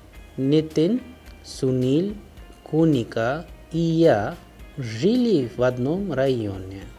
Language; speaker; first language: Russian; non-native, fluent; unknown